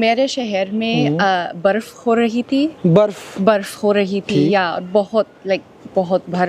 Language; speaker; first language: Hindi; non-native, learner; English